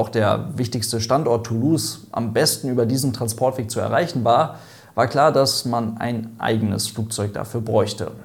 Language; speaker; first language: German; native; German